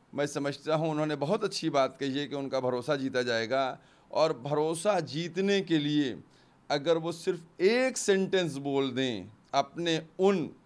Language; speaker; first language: Hindi; native; Hindi